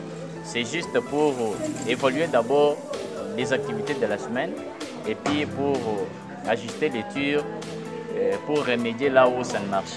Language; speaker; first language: French; non-native, local second language; Luba-Lulua